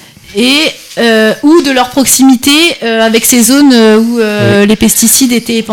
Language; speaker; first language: French; native; French